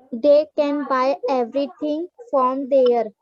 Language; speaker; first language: English; non-native, learner; Hindi